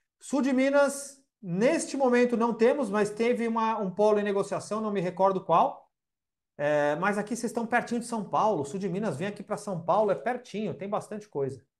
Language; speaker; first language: Portuguese; native; Portuguese